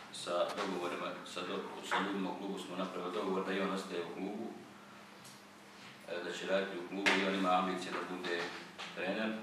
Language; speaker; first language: Croatian; native; Croatian